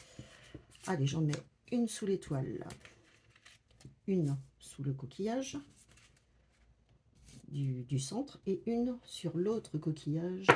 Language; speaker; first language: French; native; French